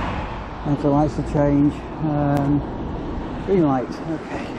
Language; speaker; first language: English; native; English